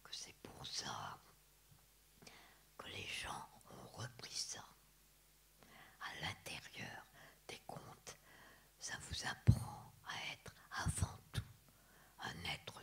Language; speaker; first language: French; native; French